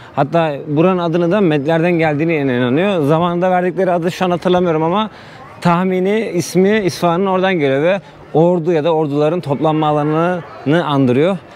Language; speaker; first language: Turkish; native; Turkish